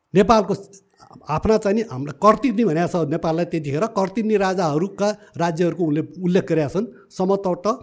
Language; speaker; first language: Nepali; native; Nepali